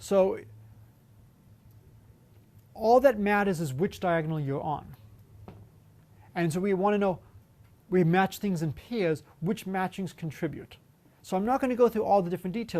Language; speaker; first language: English; native; English